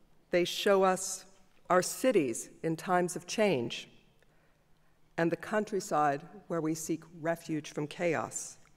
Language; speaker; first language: English; native; English